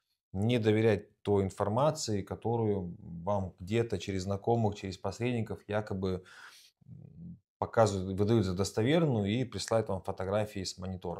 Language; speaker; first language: Russian; native; Russian